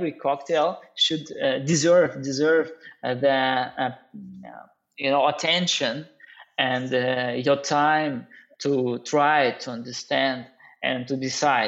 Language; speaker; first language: English; non-native, learner; Russian